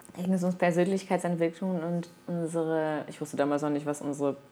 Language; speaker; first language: German; native; German